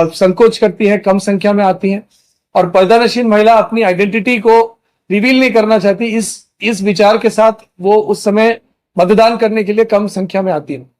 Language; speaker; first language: Hindi; non-native, local second language; Marathi